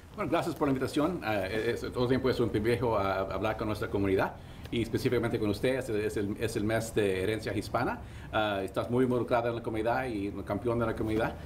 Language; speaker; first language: Spanish; early bilingual, heritage; Spanish